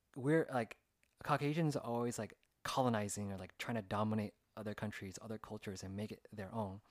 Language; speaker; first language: English; native; English